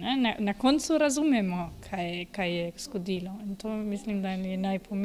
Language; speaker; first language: Slovenian; non-native, learner; Spanish